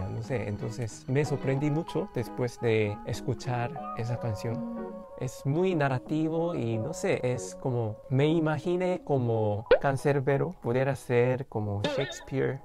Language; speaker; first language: Spanish; non-native, fluent; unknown